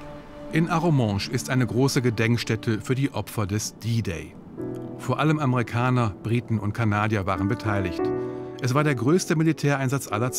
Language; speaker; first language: German; native; German